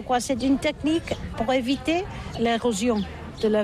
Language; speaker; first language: French; non-native, learner; Catalan